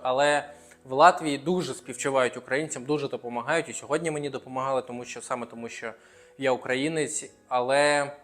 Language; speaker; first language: Ukrainian; non-native, local second language; Russian